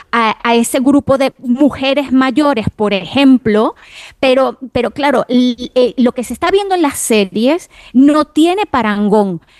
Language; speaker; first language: Spanish; native; Spanish